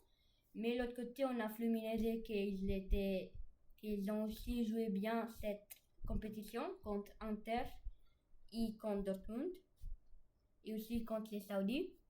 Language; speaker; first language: French; non-native, learner; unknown